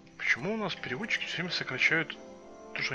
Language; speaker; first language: Russian; native; Russian